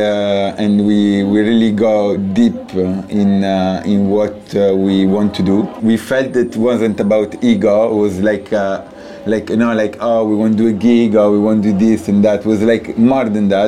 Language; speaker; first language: English; non-native, learner; Italian